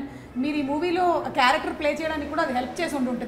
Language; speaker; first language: Telugu; native; Telugu